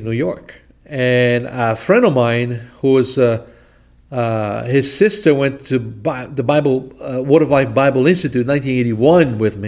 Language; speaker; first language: English; non-native, fluent; Portuguese